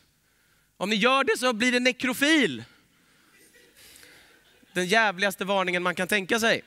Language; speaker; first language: Swedish; native; Swedish